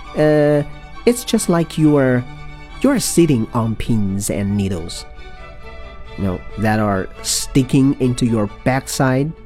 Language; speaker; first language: English; non-native, fluent; Chinese